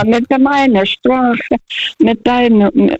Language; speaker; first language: German; non-native, fluent; Russian